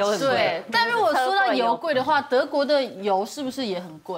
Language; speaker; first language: Chinese; native; Chinese